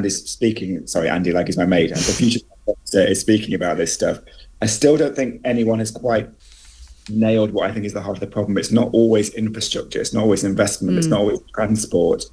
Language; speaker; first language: English; native; English